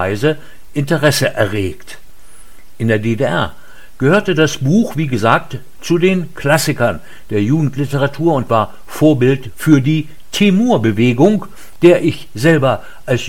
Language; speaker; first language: German; native; German